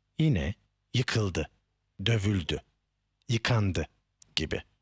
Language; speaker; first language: Turkish; native; Turkish